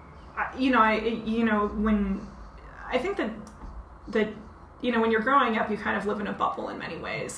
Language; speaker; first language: English; native; English